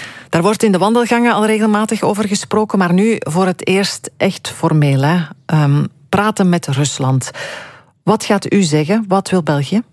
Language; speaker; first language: Dutch; native; Dutch